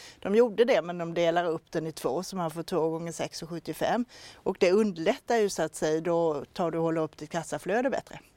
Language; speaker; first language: Swedish; native; Swedish